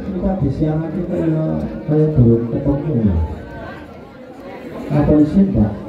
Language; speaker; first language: Indonesian; non-native, local second language; Javanese